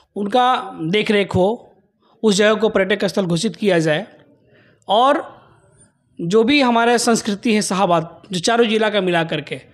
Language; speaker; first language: Hindi; native; Hindi